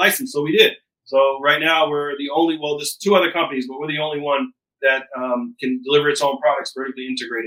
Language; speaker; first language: English; native; English